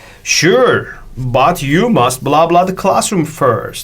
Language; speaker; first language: English; non-native, fluent; Turkish